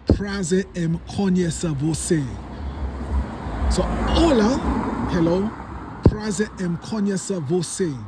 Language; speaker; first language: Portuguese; non-native, learner; English